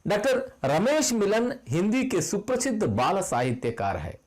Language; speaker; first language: Hindi; non-native, local second language; Kannada